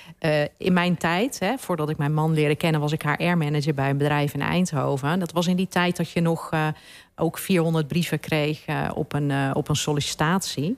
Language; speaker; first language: Dutch; native; Dutch